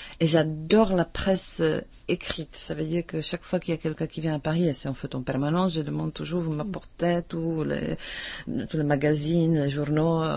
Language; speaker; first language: French; non-native, fluent; Czech